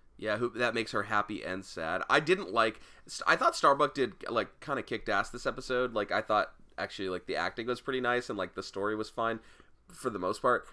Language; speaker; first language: English; native; English